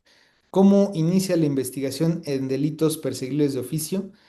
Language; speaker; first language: Spanish; native; Spanish